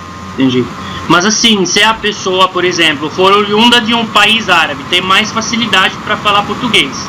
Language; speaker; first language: Portuguese; non-native, fluent; Arabic